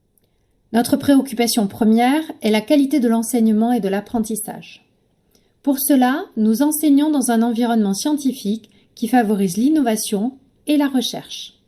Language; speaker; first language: French; native; French